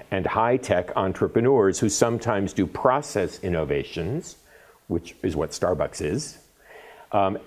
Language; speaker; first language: English; native; English